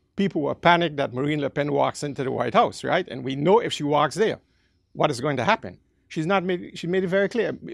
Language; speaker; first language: English; early bilingual, other home language; Dutch